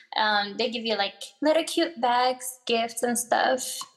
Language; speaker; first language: English; early bilingual, other home language; Arabic